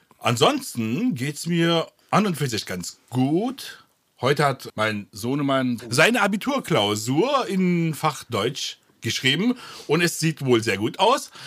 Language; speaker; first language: German; early bilingual, other home language; Turkish